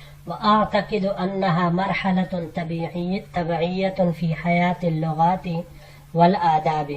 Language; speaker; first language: Arabic; non-native, fluent; Urdu